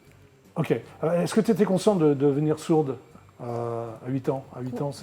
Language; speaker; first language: French; native; French